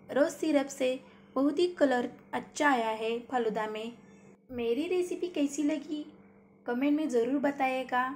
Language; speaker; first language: Hindi; non-native, local second language; Marathi